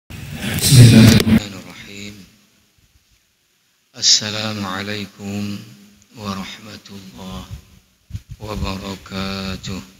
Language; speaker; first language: Arabic; non-native, fluent; Achinese